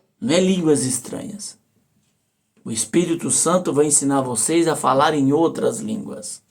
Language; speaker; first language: Portuguese; native; Portuguese